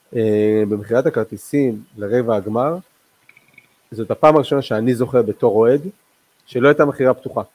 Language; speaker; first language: Hebrew; non-native, local second language; Arabic